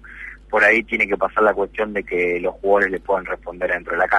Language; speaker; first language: Spanish; native; Spanish